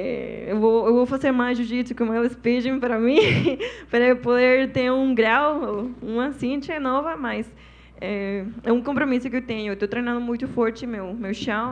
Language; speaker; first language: Portuguese; non-native, fluent; Spanish